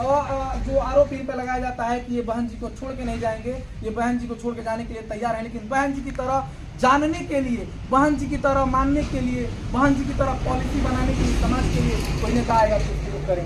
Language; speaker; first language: Hindi; native; Hindi